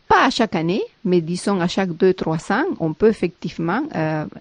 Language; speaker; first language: French; non-native, fluent; Spanish